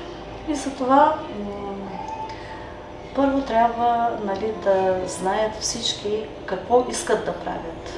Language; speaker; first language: Bulgarian; non-native, local second language; Turkish